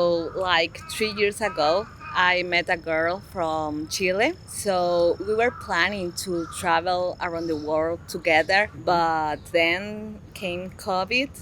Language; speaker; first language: English; non-native, fluent; Spanish